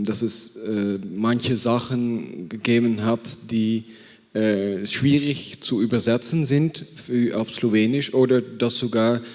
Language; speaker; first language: German; non-native, fluent; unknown